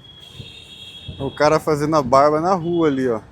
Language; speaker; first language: Portuguese; native; Portuguese